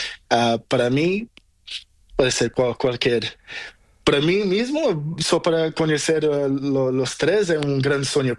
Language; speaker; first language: Spanish; non-native, learner; Portuguese